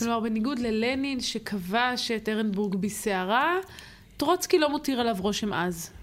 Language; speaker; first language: Hebrew; native; Hebrew